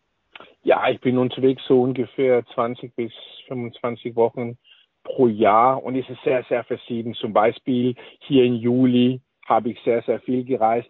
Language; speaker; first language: German; non-native, learner; Danish